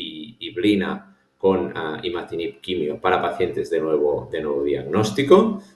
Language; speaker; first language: Spanish; native; Spanish